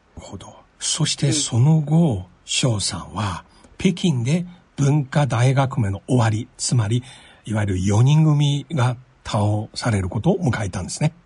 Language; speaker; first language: Japanese; non-native, fluent; Chinese